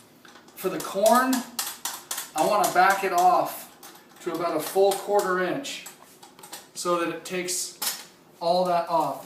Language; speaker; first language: English; native; English